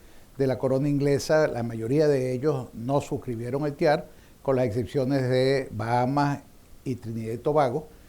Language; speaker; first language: Spanish; native; Spanish